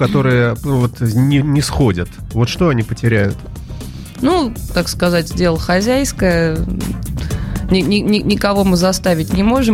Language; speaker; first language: Russian; native; Russian